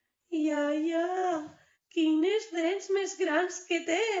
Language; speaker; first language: Catalan; native; Catalan